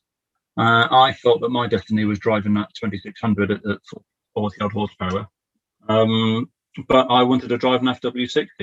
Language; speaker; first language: English; native; English